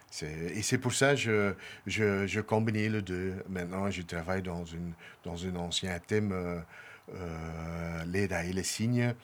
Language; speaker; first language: French; non-native, local second language; Dutch